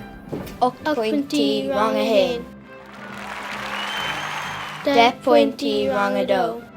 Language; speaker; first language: Irish; non-native, local second language; English